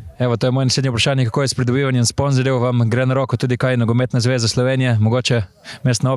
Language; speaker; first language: Slovenian; native; Slovenian